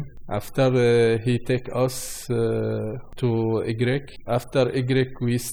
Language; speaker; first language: English; non-native, learner; Arabic